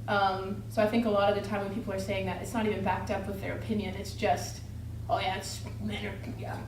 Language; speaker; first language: English; native; English